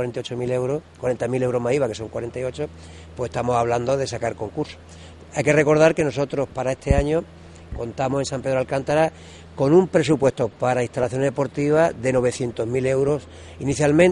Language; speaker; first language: Spanish; native; Spanish